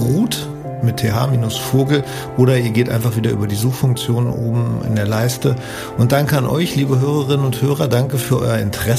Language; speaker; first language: German; native; German